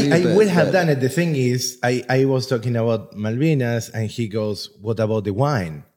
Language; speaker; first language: English; non-native, fluent; Spanish